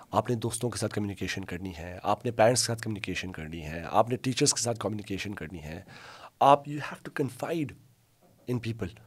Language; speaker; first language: Urdu; non-native, local second language; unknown